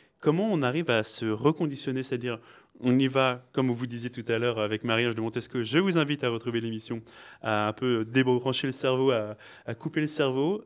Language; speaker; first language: French; native; French